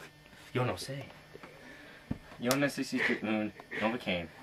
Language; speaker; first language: Spanish; non-native, learner; English